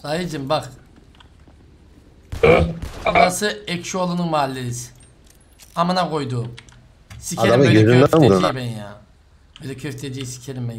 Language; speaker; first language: Turkish; native; Turkish